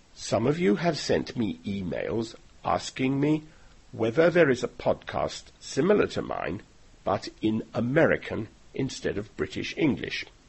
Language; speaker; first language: English; native; English